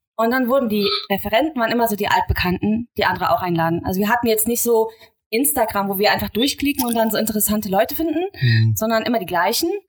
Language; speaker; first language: German; native; German